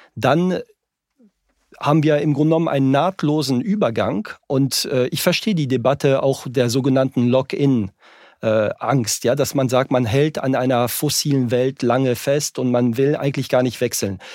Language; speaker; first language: German; non-native, fluent; French